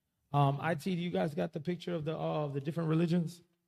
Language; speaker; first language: English; early bilingual, other home language; Spanish